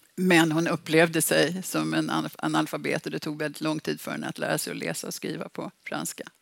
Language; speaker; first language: Swedish; native; Swedish